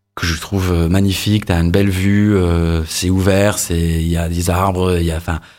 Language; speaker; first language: French; non-native, fluent; English